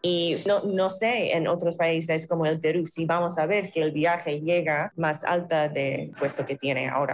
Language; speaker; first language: Spanish; non-native, fluent; English